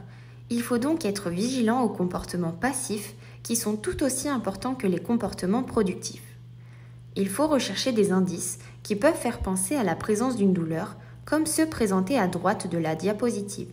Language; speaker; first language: French; native; French